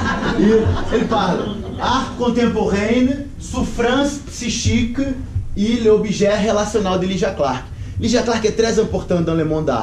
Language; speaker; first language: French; non-native, learner; Portuguese